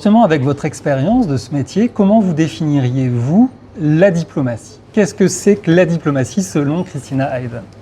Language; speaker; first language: French; native; French